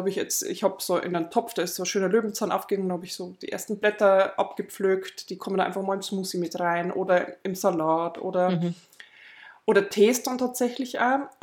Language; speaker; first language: German; native; German